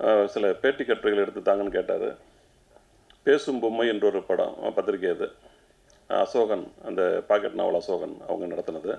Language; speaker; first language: Tamil; native; Tamil